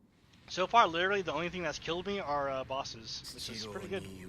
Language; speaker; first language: English; native; English